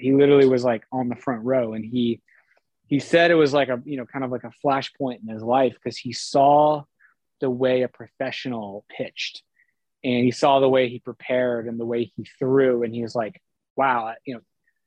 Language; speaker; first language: English; native; English